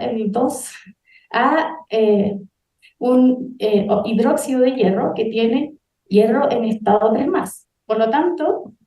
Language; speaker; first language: Spanish; native; Spanish